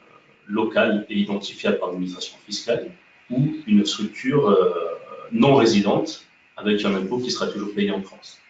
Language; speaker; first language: French; native; French